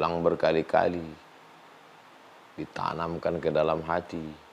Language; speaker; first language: Malay; native; Malay